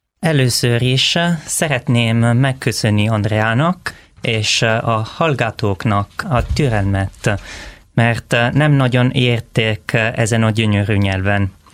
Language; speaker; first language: Hungarian; non-native, learner; Italian